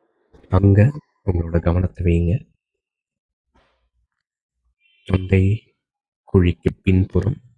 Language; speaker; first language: Tamil; native; Tamil